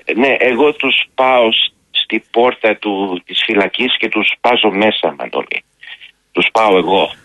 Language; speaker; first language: Greek; early bilingual, heritage; Greek